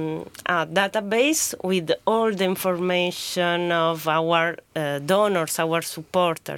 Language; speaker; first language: English; non-native, fluent; Italian